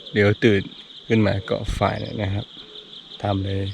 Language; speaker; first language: Thai; non-native, local second language; S'gaw Karen